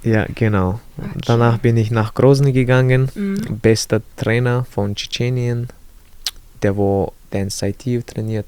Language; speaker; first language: German; non-native, learner; Chechen